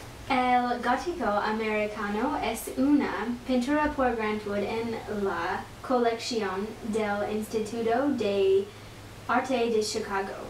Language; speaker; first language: Spanish; non-native, learner; English